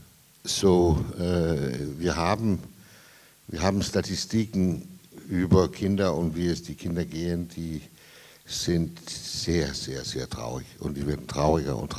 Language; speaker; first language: German; non-native, fluent; Danish